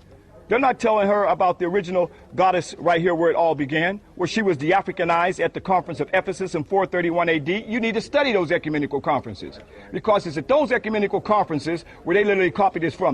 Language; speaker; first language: English; native; English